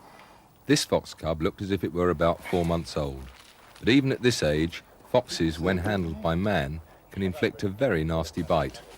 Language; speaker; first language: English; native; English